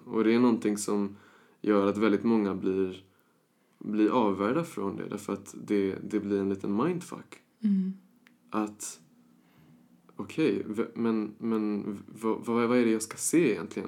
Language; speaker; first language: Swedish; early bilingual, other home language; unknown